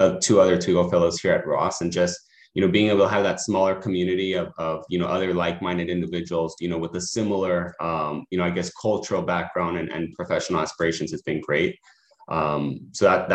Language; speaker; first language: English; native; English